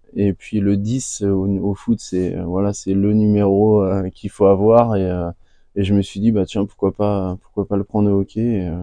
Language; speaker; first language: French; native; French